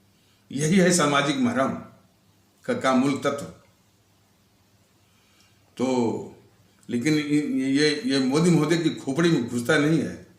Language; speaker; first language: Hindi; native; Hindi